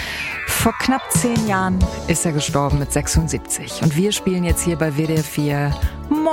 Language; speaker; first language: German; native; German